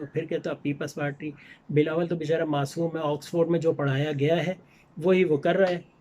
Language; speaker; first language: Urdu; native; Urdu